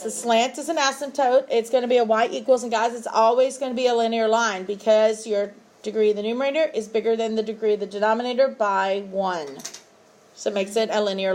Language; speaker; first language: English; native; English